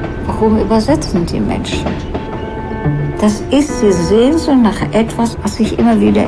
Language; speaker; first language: German; non-native, fluent; Russian